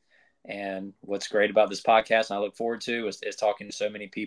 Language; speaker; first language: English; native; English